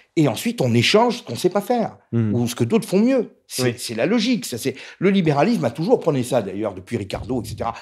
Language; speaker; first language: French; native; French